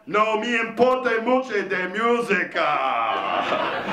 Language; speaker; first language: Spanish; non-native, learner; English